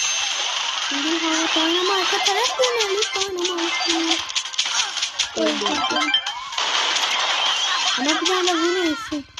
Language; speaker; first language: Turkish; non-native, learner; Azerbaijani